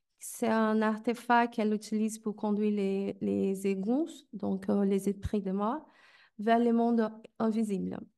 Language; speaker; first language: French; non-native, fluent; Portuguese